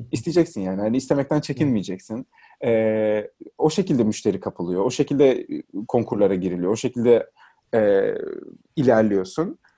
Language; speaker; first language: Turkish; native; Turkish